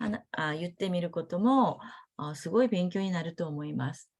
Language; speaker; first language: Japanese; non-native, fluent; Korean